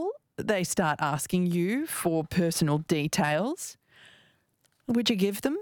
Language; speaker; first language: English; native; English